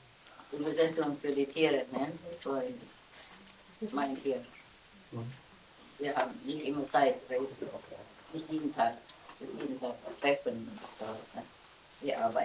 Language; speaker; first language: German; non-native, learner; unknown